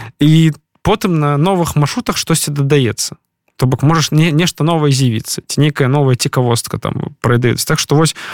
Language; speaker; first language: Belarusian; non-native, local second language; Russian